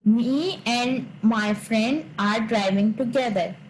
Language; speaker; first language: English; non-native, local second language; Urdu